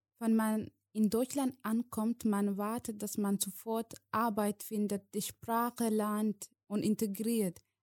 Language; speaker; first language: German; non-native, learner; Somali